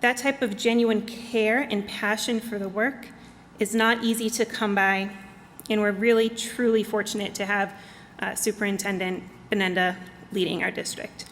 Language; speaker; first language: English; native; English